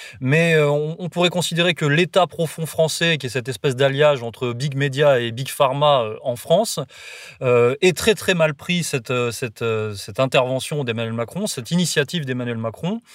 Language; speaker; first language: French; native; French